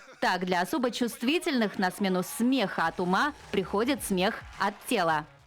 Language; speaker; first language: Russian; native; Russian